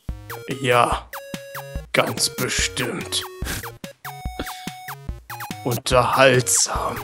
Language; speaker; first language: German; native; German